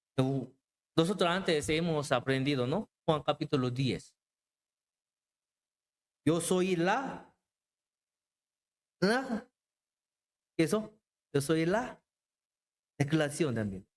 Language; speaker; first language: Spanish; non-native, learner; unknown